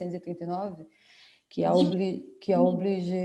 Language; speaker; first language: French; non-native, fluent; Portuguese